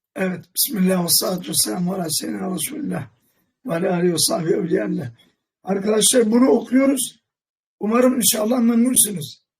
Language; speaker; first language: Turkish; non-native, local second language; Kurdish